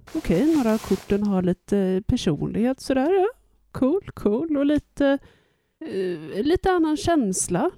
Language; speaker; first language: Swedish; native; Swedish